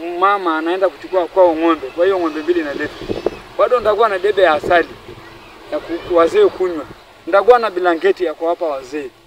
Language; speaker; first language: Swahili; non-native, local second language; Masai